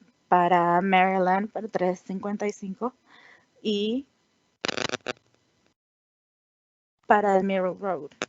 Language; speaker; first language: Spanish; non-native, fluent; English